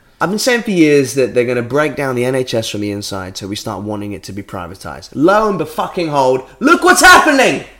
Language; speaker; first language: English; native; English